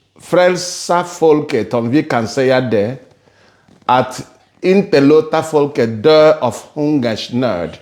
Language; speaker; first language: Swedish; non-native, fluent; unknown